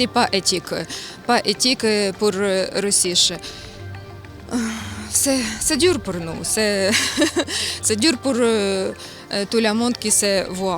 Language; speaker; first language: French; non-native, learner; Ukrainian